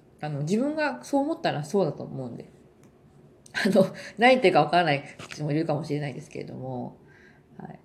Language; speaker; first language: Japanese; native; Japanese